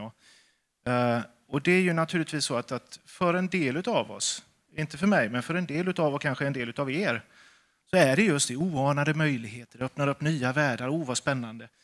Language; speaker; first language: Swedish; native; Swedish